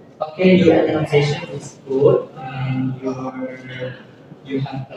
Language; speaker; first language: English; non-native, learner; Indonesian